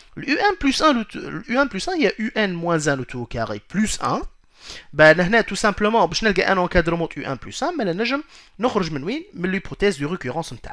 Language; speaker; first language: French; non-native, local second language; Arabic